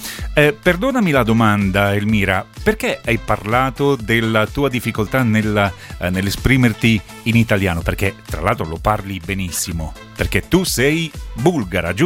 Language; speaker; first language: Italian; native; Italian